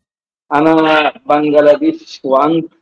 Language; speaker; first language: Arabic; non-native, learner; Bangla